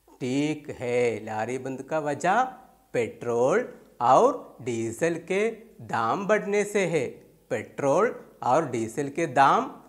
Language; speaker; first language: Urdu; non-native, local second language; Malayalam